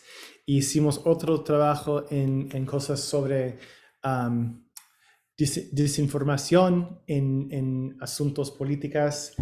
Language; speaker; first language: Spanish; non-native, learner; English